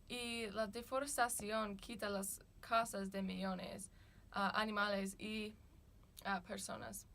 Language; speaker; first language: Spanish; non-native, learner; English